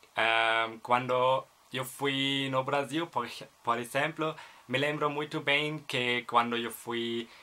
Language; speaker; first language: Portuguese; non-native, fluent; German